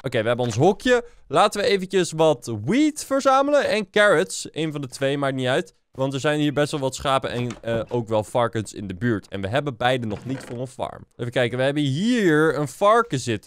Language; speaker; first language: Dutch; native; Dutch